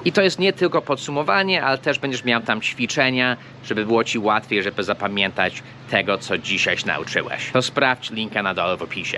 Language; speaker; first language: Polish; non-native, fluent; English